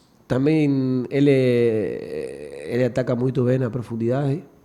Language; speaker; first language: Portuguese; non-native, fluent; Spanish